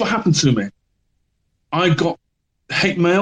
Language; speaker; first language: English; native; English